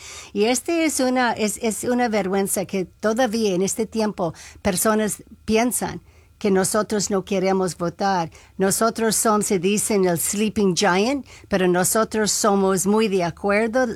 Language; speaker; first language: Spanish; non-native, local second language; English